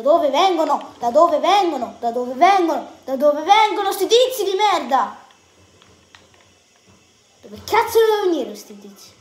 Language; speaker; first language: Italian; native; Italian